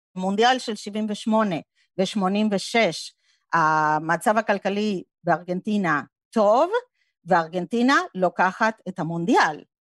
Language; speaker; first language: Hebrew; non-native, fluent; Spanish